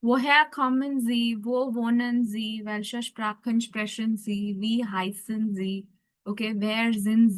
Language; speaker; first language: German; non-native, fluent; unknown